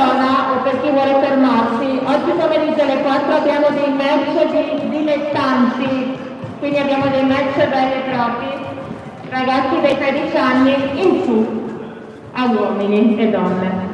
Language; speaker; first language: Italian; native; Italian